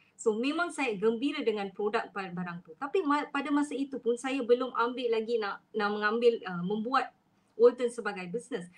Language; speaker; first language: Malay; non-native, local second language; Tamil